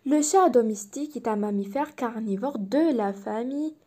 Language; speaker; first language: French; non-native, local second language; Arabic